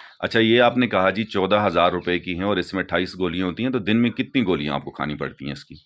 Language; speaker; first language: Urdu; non-native, local second language; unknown